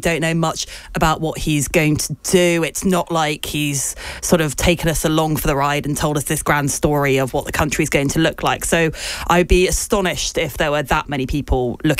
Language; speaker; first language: English; native; English